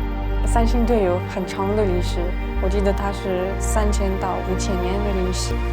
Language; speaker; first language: Chinese; non-native, fluent; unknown